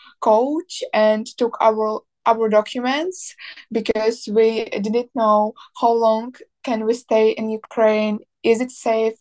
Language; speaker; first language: English; non-native, learner; Ukrainian